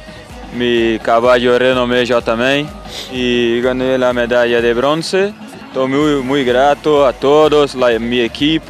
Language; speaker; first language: Spanish; non-native, learner; Portuguese